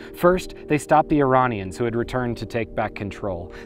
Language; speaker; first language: English; native; English